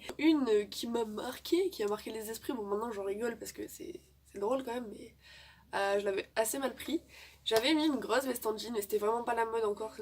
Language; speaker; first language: French; native; French